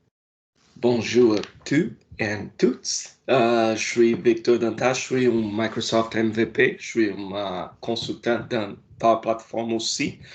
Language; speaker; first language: French; non-native, learner; Portuguese